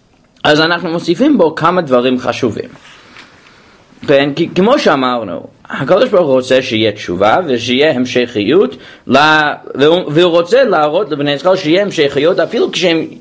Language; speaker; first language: Hebrew; non-native, fluent; English